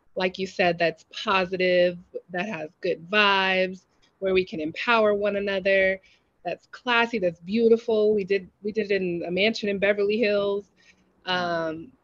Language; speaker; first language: English; native; English